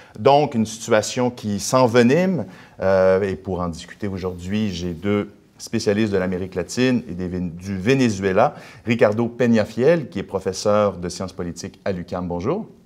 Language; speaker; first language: French; native; French